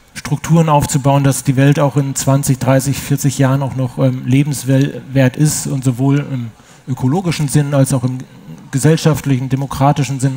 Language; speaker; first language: German; native; German